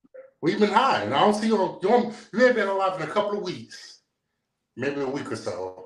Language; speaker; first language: English; native; English